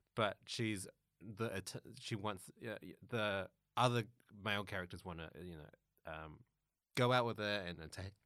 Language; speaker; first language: English; native; English